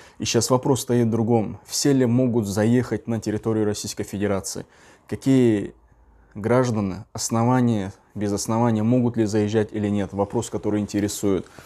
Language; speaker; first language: Russian; non-native, local second language; Uzbek